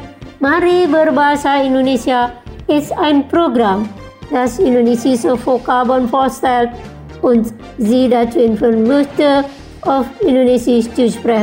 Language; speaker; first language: German; non-native, learner; Indonesian